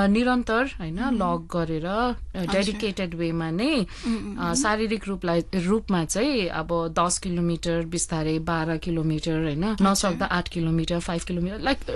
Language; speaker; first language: Nepali; early bilingual, heritage; Nepali